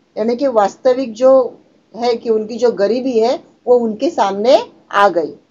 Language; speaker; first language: Hindi; non-native, local second language; Marathi